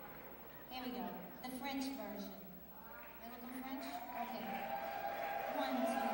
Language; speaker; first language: English; native; English